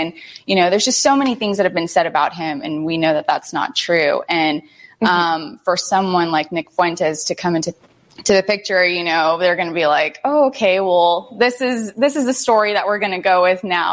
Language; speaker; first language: English; early bilingual, other home language; Spanish